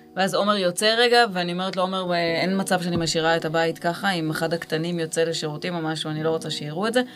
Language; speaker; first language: Hebrew; native; Hebrew